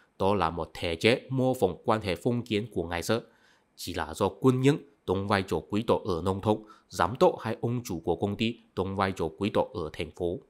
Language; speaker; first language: Vietnamese; non-native, fluent; Chinese